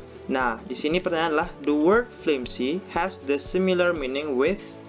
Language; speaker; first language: English; non-native, fluent; Indonesian